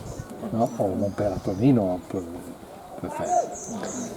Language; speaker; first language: French; non-native, learner; Italian